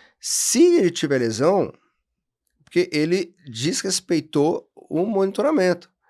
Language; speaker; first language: Portuguese; native; Portuguese